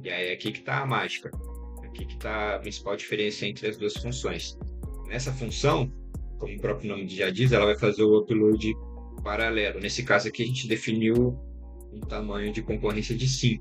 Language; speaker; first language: Portuguese; native; Portuguese